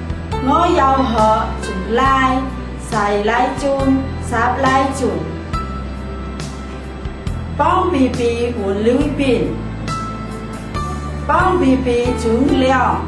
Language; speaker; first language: Cantonese; non-native, learner; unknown